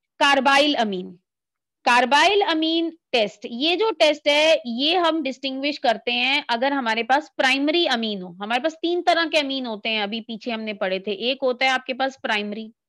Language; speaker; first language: Hindi; native; Hindi